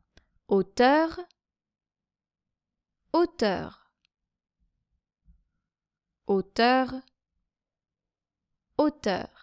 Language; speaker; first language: French; native; French